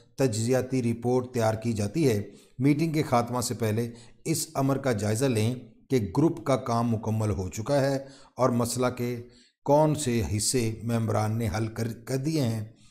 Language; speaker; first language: Urdu; non-native, local second language; Punjabi